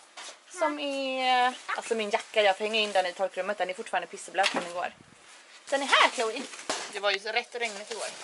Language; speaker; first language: Swedish; native; Swedish